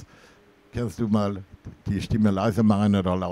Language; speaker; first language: German; non-native, fluent; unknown